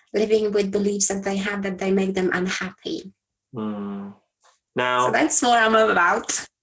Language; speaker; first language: English; non-native, fluent; Polish